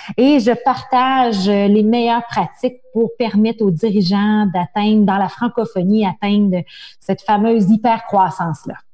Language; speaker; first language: French; native; French